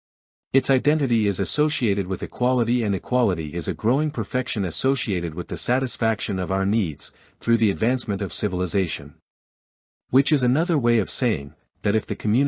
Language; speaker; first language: English; native; English